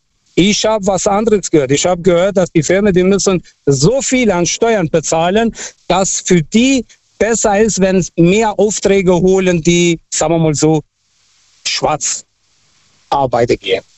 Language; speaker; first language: German; non-native, fluent; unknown